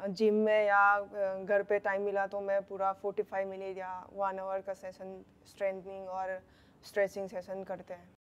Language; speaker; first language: Hindi; non-native, local second language; Manipuri